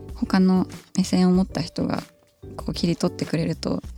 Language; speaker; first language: Japanese; native; Japanese